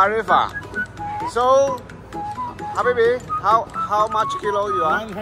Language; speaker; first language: English; non-native, learner; Chinese